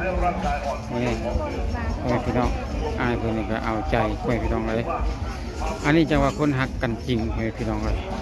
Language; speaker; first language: Thai; non-native, local second language; Lao